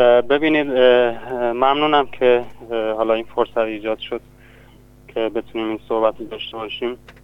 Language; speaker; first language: Persian; non-native, local second language; Kurdish